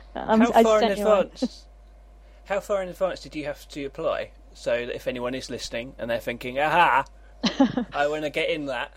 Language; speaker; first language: English; native; English